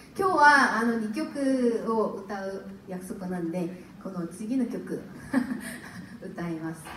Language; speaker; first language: Japanese; non-native, fluent; Korean